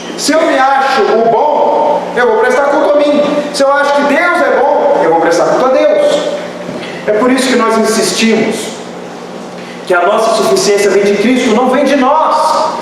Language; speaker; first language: Portuguese; native; Portuguese